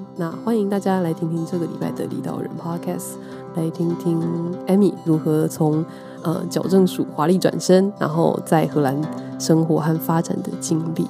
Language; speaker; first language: Chinese; native; Chinese